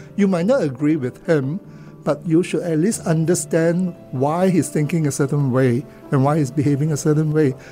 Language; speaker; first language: English; non-native, local second language; Cantonese